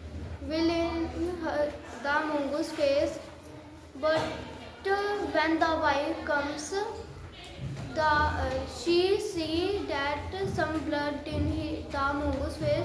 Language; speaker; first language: English; non-native, learner; Hindi